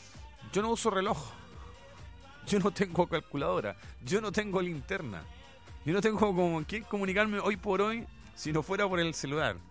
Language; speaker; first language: Spanish; native; Spanish